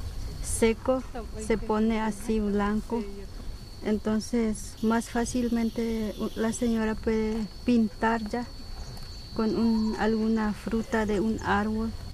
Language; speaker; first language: Spanish; non-native, local second language; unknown